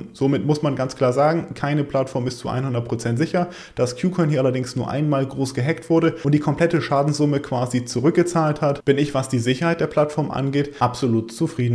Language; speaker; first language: German; native; German